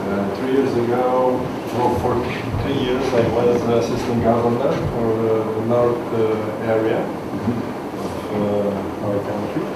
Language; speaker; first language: English; non-native, learner; Romanian